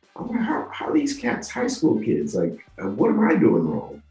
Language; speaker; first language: English; non-native, local second language; Yoruba